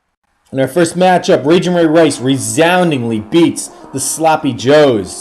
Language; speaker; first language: English; native; English